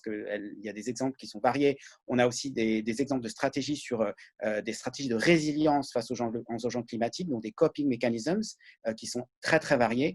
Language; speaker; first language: French; native; French